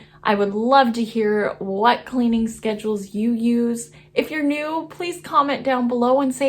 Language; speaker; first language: English; native; English